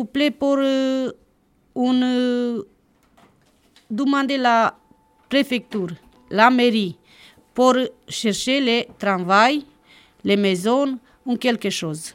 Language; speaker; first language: French; non-native, learner; Romanian